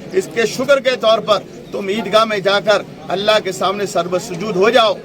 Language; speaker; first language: Urdu; non-native, local second language; Gujarati